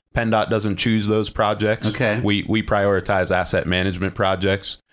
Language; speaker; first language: English; native; English